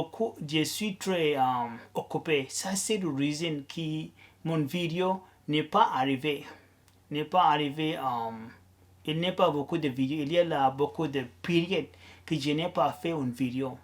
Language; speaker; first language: French; non-native, learner; Arabic